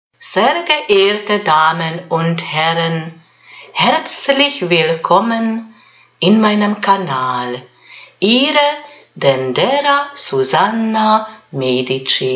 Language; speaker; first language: German; non-native, fluent; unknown